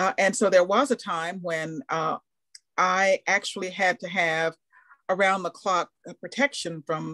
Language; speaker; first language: English; native; English